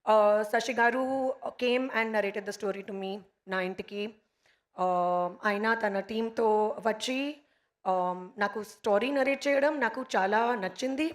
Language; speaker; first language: Telugu; non-native, local second language; Hindi